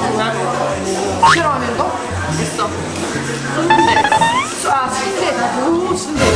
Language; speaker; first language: Korean; non-native, learner; Portuguese